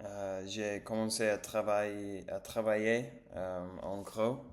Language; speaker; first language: French; non-native, learner; English